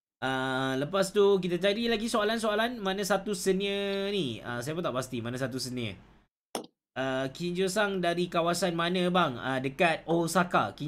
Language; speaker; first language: Malay; native; Malay